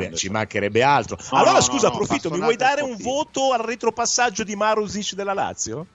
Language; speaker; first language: Italian; native; Italian